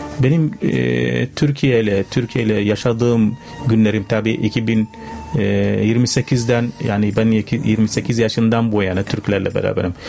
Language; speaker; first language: Turkish; non-native, fluent; Arabic